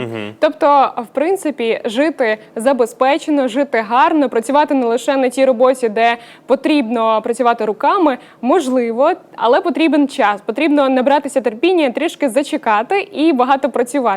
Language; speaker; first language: Ukrainian; native; Ukrainian